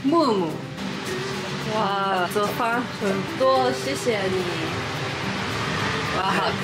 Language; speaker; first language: Chinese; non-native, learner; English